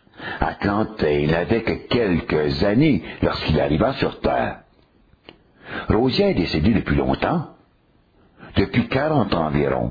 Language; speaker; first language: French; native; French